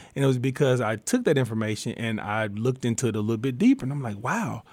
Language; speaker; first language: English; native; English